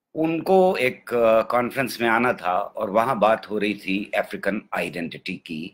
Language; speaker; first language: Hindi; native; Hindi